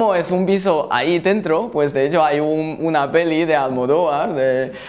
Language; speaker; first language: Spanish; non-native, fluent; Chinese